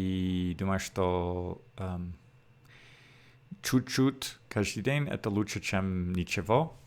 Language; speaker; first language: Russian; non-native, learner; English